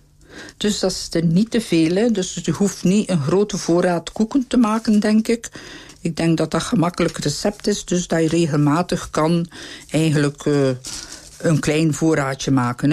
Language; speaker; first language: Dutch; native; Dutch